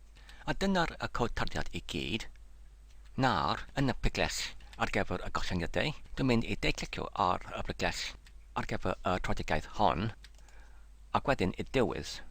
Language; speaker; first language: Welsh; non-native, learner; English